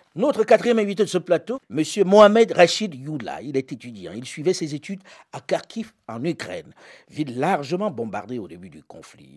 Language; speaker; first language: French; native; French